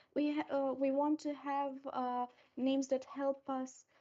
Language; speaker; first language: English; non-native, fluent; Romanian